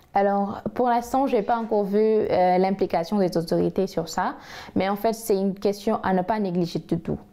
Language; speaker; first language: French; non-native, local second language; Wolof